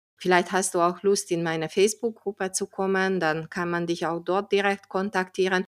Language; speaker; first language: German; non-native, fluent; Hungarian